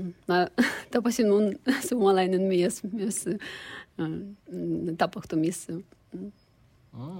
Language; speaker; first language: Finnish; non-native, learner; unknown